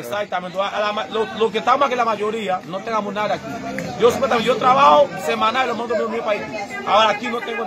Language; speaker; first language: Spanish; non-native, learner; Haitian Creole